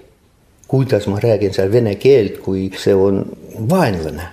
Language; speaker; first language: Estonian; non-native, local second language; Russian